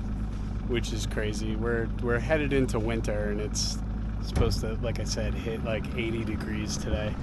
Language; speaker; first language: English; native; English